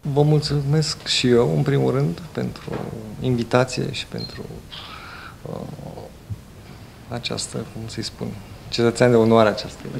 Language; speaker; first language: Romanian; early bilingual, heritage; Romanian